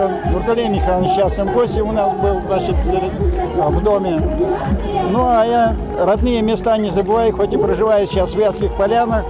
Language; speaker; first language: Russian; native; Russian